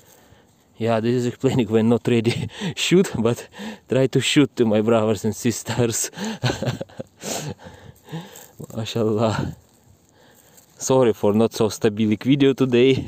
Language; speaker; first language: English; non-native, learner; Russian